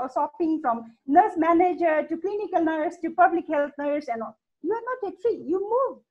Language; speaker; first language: English; non-native, fluent; Hindi